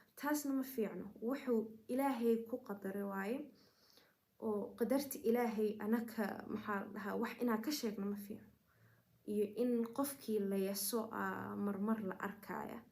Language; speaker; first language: Somali; early bilingual, heritage; Somali